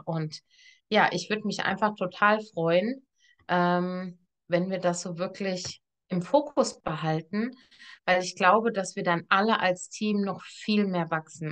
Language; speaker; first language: German; native; German